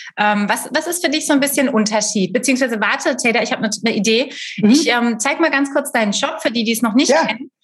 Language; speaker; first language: German; native; German